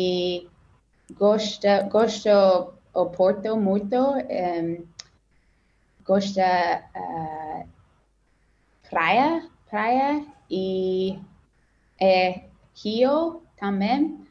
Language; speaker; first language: Portuguese; non-native, learner; English